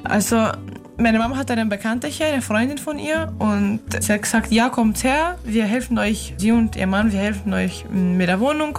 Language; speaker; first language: German; non-native, fluent; Ukrainian